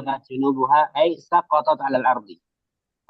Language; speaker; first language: Arabic; non-native, fluent; Indonesian